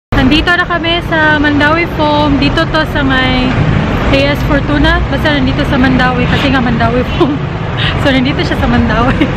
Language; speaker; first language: Filipino; non-native, local second language; Cebuano